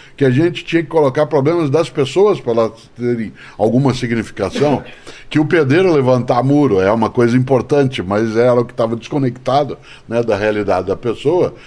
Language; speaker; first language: Portuguese; native; Portuguese